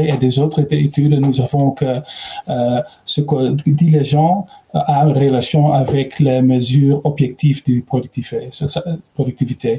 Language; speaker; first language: French; non-native, learner; Dutch